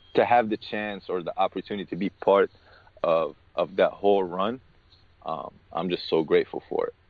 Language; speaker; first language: English; early bilingual, other home language; Arabic